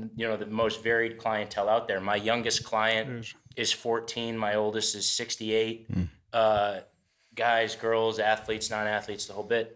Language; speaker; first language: English; native; English